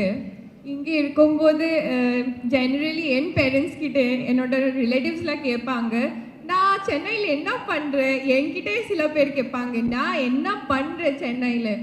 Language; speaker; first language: Tamil; early bilingual, heritage; Tamil